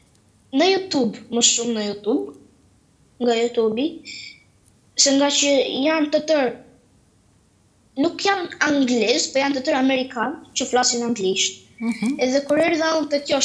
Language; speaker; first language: Albanian; early bilingual, heritage; Albanian